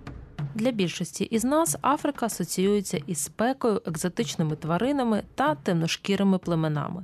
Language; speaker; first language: Ukrainian; native; Ukrainian